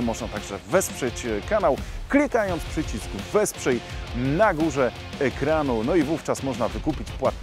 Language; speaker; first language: Polish; native; Polish